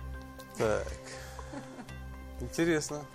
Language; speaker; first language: Russian; non-native, local second language; Tatar